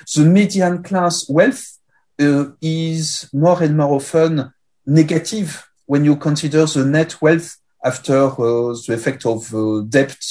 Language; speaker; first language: English; non-native, fluent; French